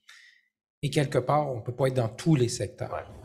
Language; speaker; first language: French; native; French